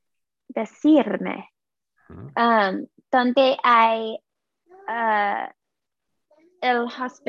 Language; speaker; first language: Spanish; non-native, learner; English